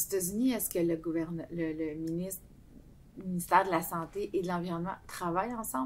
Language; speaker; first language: French; native; French